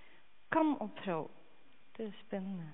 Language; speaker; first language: Danish; non-native, fluent; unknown